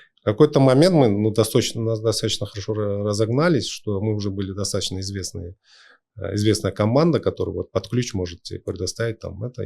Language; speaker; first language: Russian; non-native, local second language; Uzbek